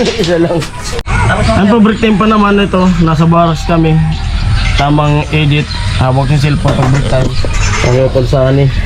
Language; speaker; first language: Filipino; non-native, local second language; Bikol